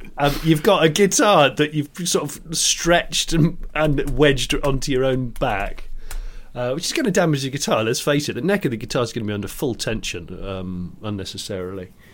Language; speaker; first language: English; native; English